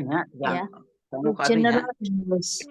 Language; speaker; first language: English; non-native, fluent; Indonesian